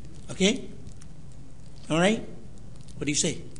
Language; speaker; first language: English; non-native, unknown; Min Nan Chinese